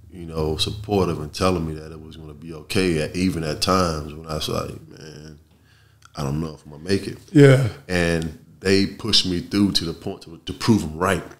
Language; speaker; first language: English; native; English